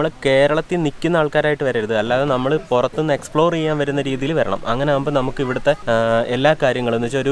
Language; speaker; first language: Malayalam; native; Malayalam